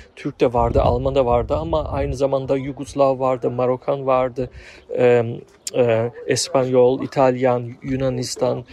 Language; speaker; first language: Turkish; early bilingual, heritage; Turkish